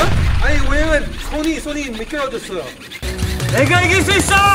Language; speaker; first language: Korean; non-native, fluent; English